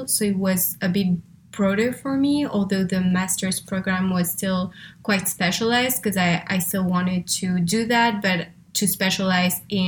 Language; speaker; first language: English; non-native, fluent; French